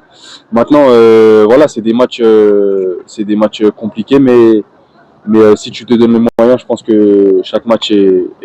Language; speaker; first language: French; native; French